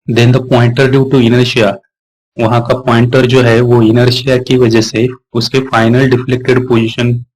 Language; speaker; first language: Hindi; non-native, local second language; Marathi